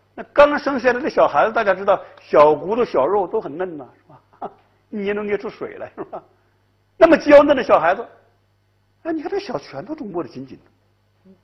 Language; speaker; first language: Chinese; native; Chinese